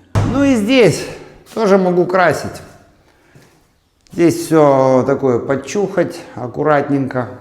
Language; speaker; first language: Russian; native; Russian